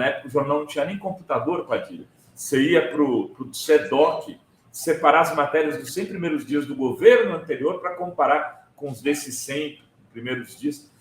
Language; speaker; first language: Portuguese; native; Portuguese